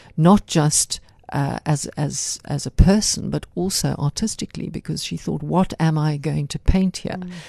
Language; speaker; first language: English; native; English